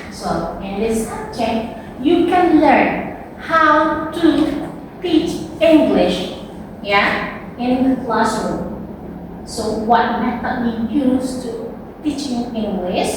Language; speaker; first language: English; non-native, learner; Indonesian